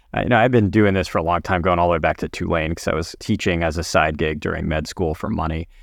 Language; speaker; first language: English; native; English